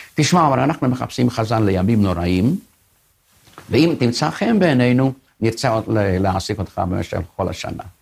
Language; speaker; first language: Hebrew; non-native, fluent; Hungarian